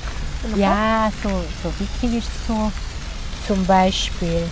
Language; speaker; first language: German; non-native, learner; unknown